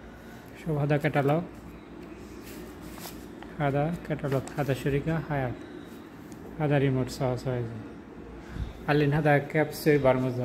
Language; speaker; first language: Arabic; non-native, learner; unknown